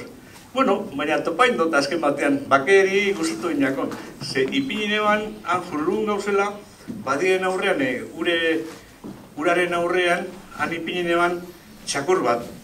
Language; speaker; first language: Basque; native; Basque